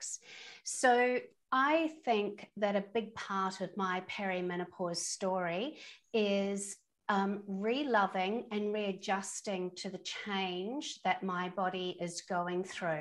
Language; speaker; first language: English; native; English